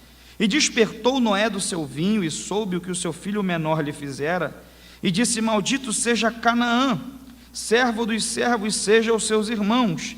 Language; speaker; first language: Portuguese; native; Portuguese